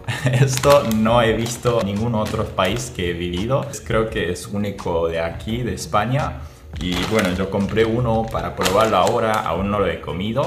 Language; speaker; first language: Spanish; non-native, fluent; Japanese